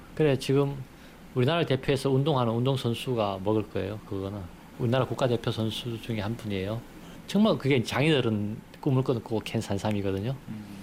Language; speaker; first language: Korean; native; Korean